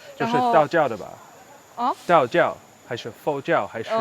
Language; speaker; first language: Chinese; non-native, fluent; English